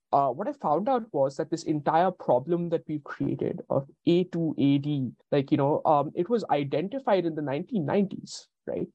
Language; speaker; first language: English; non-native, local second language; Bangla